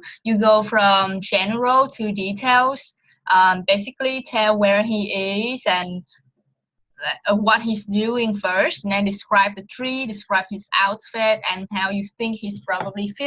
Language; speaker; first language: English; non-native, fluent; Vietnamese